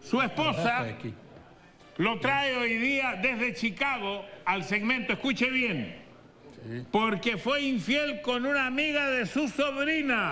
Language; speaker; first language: Spanish; native; Spanish